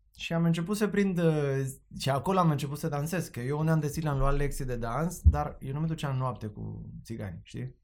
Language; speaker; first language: Romanian; non-native, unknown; Spanish